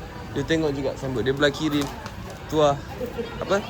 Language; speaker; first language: Malay; native; Malay